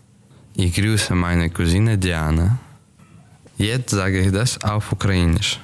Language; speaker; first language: German; non-native, learner; Ukrainian